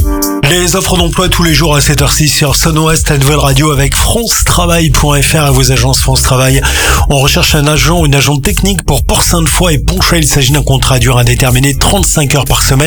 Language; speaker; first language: French; native; French